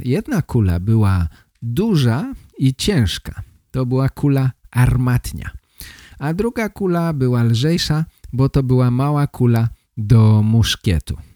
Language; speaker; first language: Polish; native; Polish